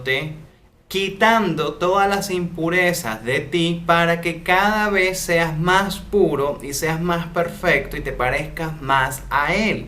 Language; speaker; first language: Spanish; native; Spanish